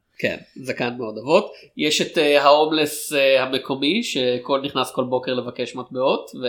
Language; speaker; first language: Hebrew; native; Hebrew